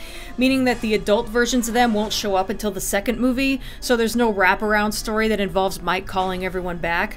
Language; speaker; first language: English; native; English